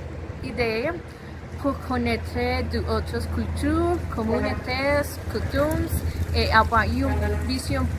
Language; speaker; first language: French; non-native, learner; Spanish